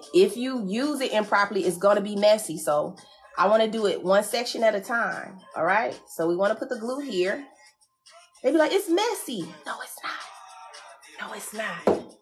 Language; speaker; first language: English; native; English